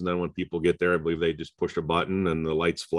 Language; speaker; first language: English; native; English